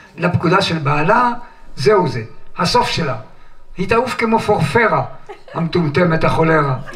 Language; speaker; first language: Hebrew; native; Hebrew